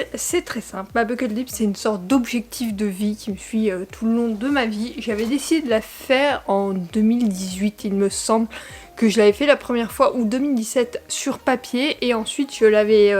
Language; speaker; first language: French; native; French